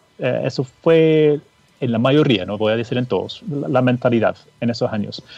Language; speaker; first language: Spanish; non-native, fluent; English